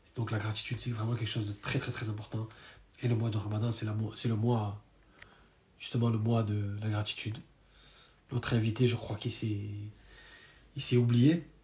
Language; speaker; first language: French; native; French